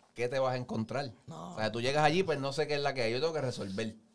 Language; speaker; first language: Spanish; native; Spanish